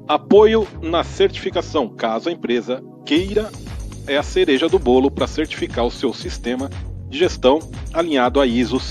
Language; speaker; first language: Portuguese; native; Portuguese